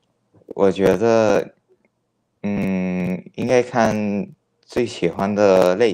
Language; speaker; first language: Chinese; non-native, fluent; Italian